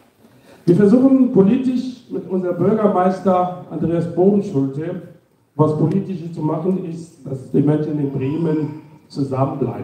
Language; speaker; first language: German; non-native, fluent; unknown